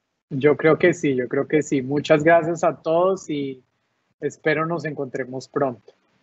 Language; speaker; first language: Spanish; native; Spanish